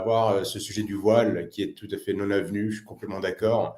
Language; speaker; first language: French; native; French